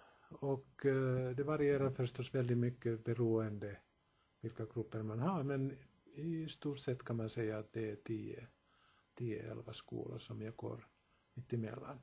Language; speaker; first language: Swedish; non-native, local second language; Finnish